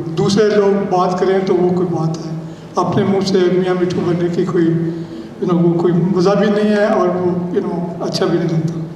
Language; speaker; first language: Urdu; non-native, local second language; Punjabi